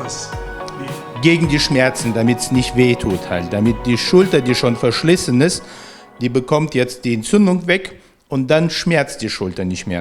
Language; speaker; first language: German; native; German